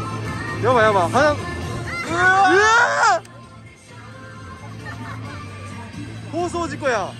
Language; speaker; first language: Japanese; native; Japanese